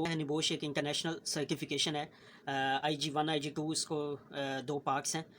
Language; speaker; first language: Urdu; native; Urdu